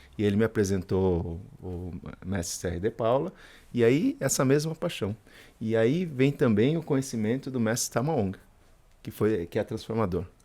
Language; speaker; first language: Portuguese; early bilingual, other home language; Spanish